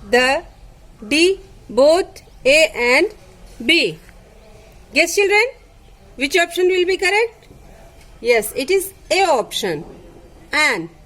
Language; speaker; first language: English; non-native, local second language; Hindi